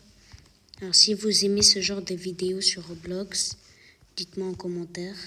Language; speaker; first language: French; native; French